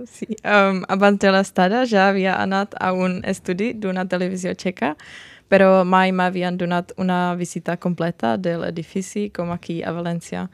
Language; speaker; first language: Catalan; non-native, learner; Czech